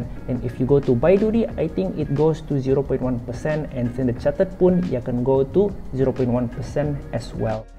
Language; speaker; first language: English; non-native, local second language; Malay